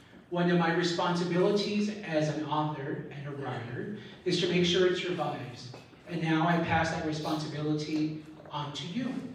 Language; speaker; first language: English; early bilingual, other home language; Spanish